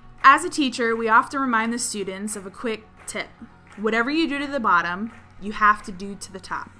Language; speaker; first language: English; native; English